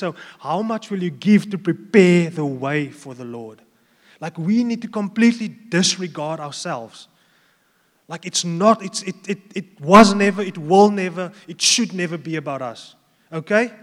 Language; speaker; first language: English; non-native, local second language; Afrikaans